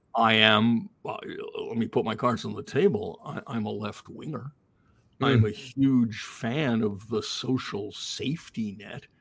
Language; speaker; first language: English; native; English